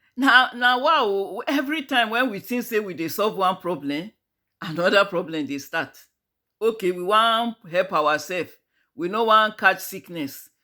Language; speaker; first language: Nigerian Pidgin; native; Nigerian Pidgin